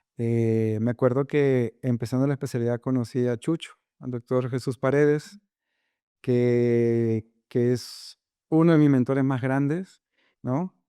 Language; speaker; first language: Spanish; native; Spanish